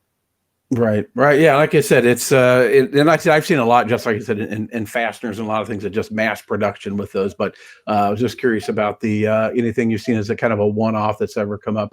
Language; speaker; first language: English; native; English